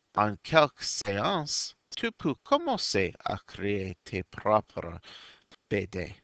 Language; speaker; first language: French; non-native, fluent; English